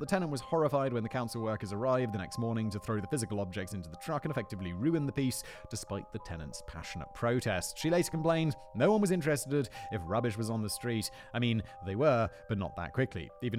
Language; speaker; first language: English; native; English